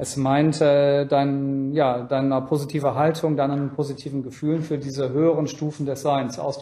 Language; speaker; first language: German; native; German